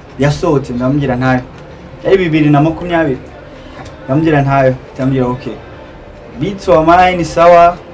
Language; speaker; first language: Kinyarwanda; native; Kinyarwanda